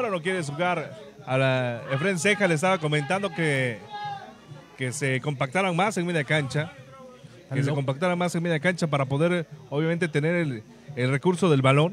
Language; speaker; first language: Spanish; native; Spanish